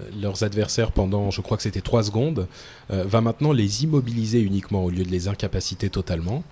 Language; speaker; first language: French; native; French